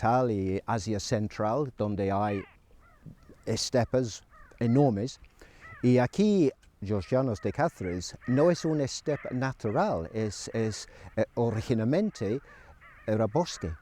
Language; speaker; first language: Spanish; non-native, fluent; English